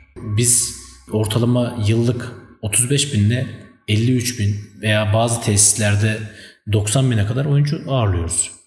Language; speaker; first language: Turkish; native; Turkish